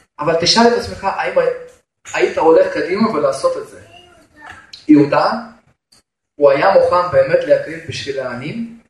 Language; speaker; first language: Hebrew; non-native, fluent; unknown